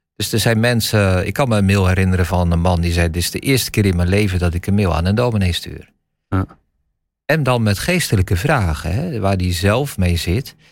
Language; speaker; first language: Dutch; native; Dutch